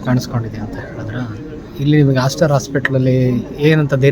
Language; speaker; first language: Kannada; native; Kannada